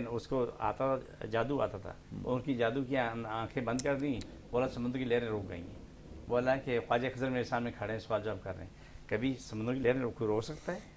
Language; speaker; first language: Urdu; non-native, local second language; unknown